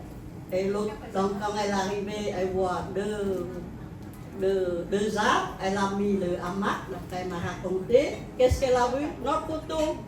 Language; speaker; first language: French; non-native, fluent; Khmer